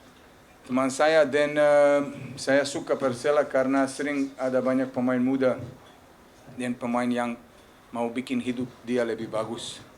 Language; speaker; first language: Indonesian; non-native, fluent; Serbian